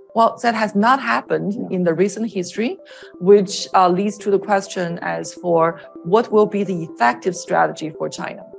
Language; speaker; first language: English; non-native, fluent; Chinese